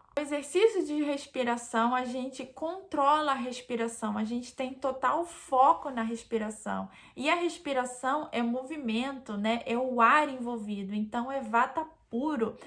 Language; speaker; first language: Portuguese; native; Portuguese